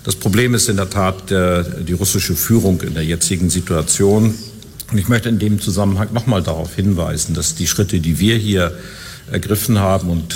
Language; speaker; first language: German; native; German